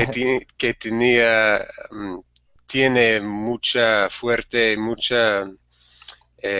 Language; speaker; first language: Spanish; non-native, learner; English